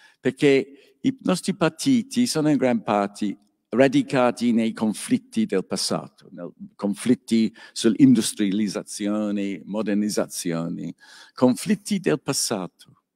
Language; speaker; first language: Italian; non-native, learner; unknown